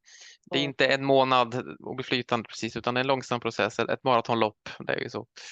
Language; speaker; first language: Swedish; native; Swedish